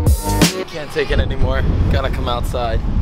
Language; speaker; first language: English; native; English